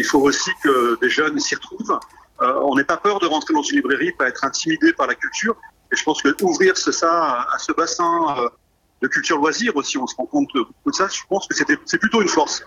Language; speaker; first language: French; native; French